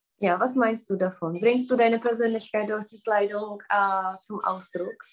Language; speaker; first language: German; non-native, fluent; Czech